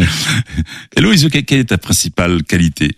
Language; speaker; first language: French; native; French